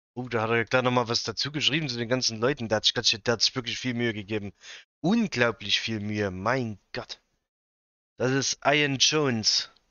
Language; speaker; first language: German; native; German